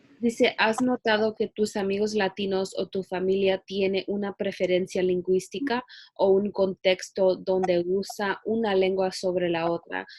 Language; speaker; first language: Spanish; early bilingual, heritage; Spanish